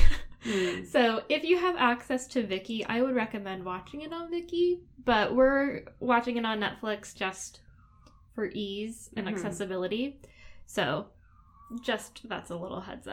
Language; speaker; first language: English; native; English